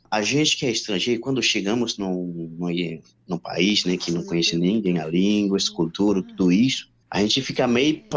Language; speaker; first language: Portuguese; non-native, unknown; Haitian Creole